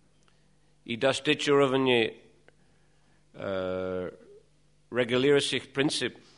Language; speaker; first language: Russian; non-native, fluent; English